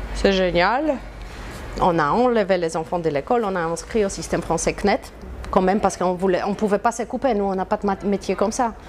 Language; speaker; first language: French; non-native, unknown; Polish